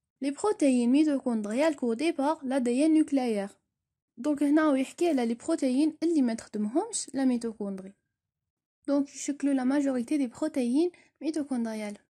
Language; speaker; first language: French; non-native, local second language; Arabic